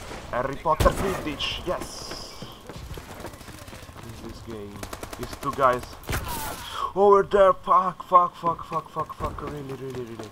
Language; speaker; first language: English; non-native, learner; Italian